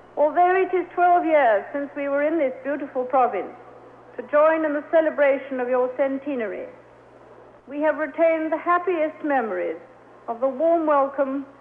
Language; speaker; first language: English; native; English